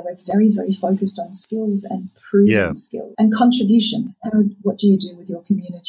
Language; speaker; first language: English; native; English